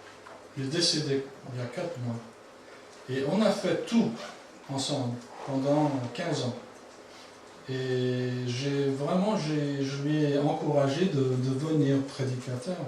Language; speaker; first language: French; non-native, fluent; English